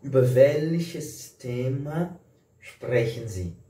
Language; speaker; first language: German; non-native, fluent; Portuguese